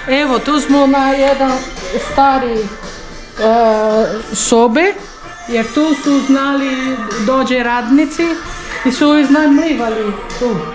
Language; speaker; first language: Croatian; non-native, learner; Portuguese